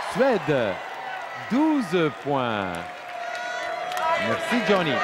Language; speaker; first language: French; non-native, fluent; Turkish